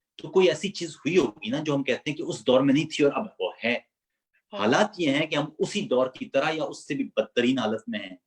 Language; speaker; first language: Urdu; non-native, local second language; Punjabi